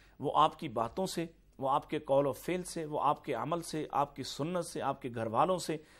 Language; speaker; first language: Urdu; native; Urdu